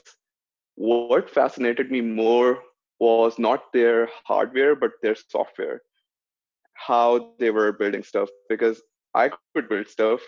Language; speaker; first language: English; non-native, local second language; Urdu